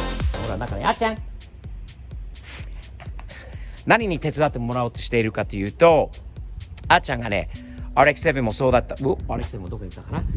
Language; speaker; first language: Japanese; native; Japanese